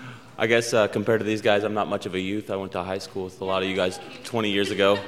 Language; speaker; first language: English; native; English